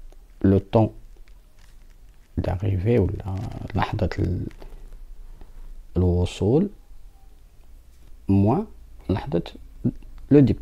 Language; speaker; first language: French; non-native, local second language; Arabic